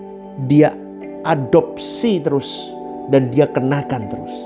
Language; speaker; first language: Indonesian; native; Indonesian